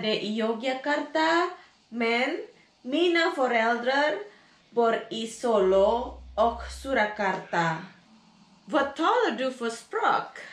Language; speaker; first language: Swedish; non-native, learner; Indonesian